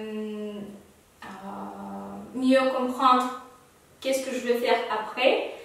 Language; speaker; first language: French; non-native, fluent; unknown